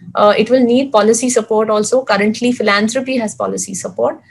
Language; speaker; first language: English; non-native, local second language; Hindi